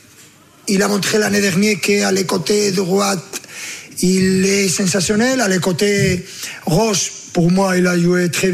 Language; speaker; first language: French; non-native, learner; Spanish